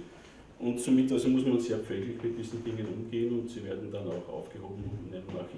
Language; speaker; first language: German; native; German